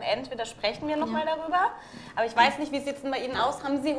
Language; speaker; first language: German; native; German